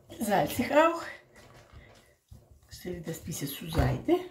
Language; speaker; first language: German; non-native, local second language; Russian